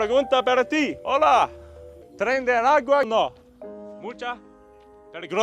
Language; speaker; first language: Spanish; non-native, learner; English